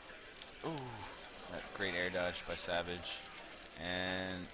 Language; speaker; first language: English; native; English